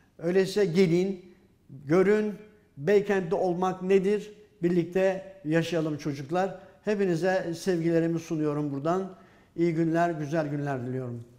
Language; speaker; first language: Turkish; native; Turkish